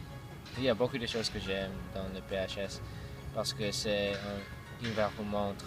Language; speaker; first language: French; non-native, learner; English